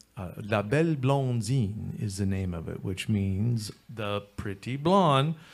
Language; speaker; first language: English; native; English